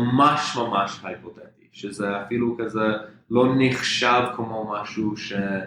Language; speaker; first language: Hebrew; non-native, fluent; English